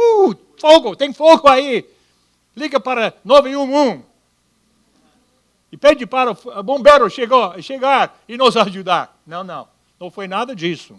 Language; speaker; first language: Portuguese; non-native, fluent; English